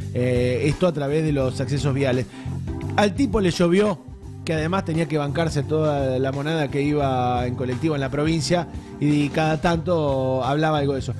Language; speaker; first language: Spanish; native; Spanish